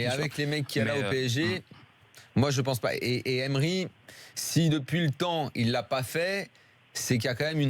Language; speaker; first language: French; native; French